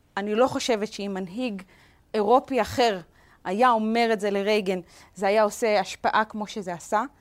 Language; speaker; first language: Hebrew; native; Hebrew